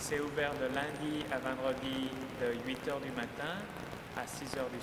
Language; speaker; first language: French; non-native, fluent; Spanish